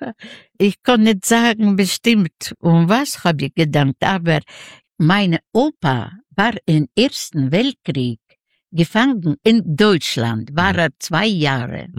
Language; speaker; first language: German; non-native, fluent; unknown